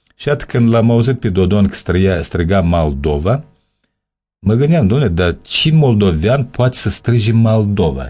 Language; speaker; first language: Romanian; native; Romanian